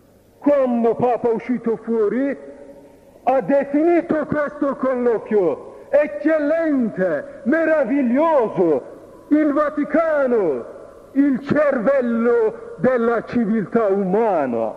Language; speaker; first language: Italian; non-native, fluent; Turkish